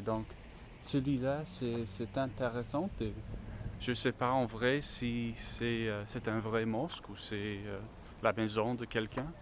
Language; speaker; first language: French; non-native, learner; English